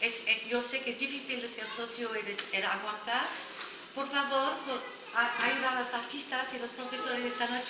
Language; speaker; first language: Spanish; non-native, learner; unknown